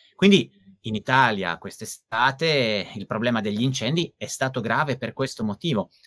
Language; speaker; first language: Italian; native; Italian